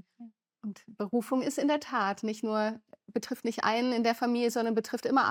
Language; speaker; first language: German; native; German